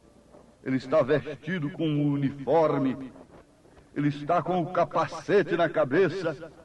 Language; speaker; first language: Portuguese; native; Portuguese